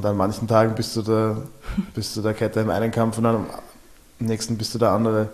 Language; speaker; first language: German; native; German